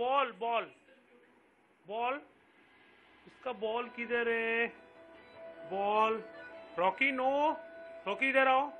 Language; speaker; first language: Hindi; native; Hindi